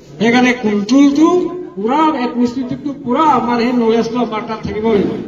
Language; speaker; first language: Assamese; non-native, local second language; Karbi